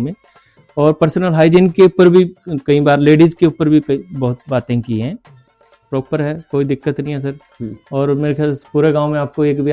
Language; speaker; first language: Hindi; native; Hindi